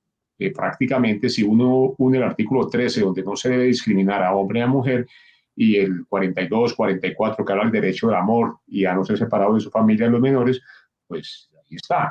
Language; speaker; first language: Spanish; native; Spanish